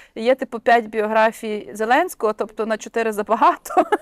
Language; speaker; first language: Ukrainian; native; Ukrainian